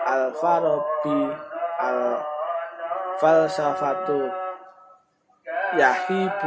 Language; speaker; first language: Arabic; non-native, learner; Indonesian